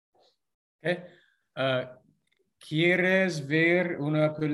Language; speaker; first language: Spanish; non-native, learner; English